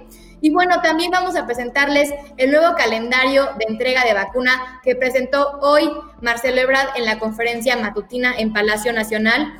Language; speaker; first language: Spanish; native; Spanish